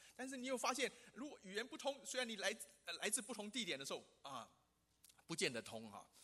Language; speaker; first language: Chinese; non-native, local second language; Hakka Chinese